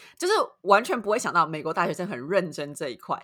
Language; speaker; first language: Chinese; native; Chinese